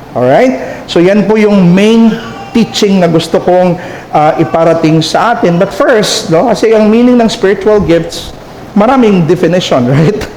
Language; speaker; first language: Filipino; non-native, local second language; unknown